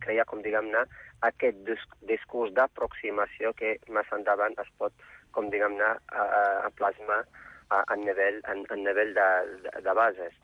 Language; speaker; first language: Catalan; non-native, fluent; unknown